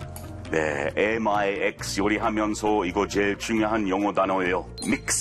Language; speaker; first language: Korean; non-native, fluent; English